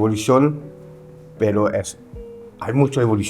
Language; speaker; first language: Spanish; non-native, learner; French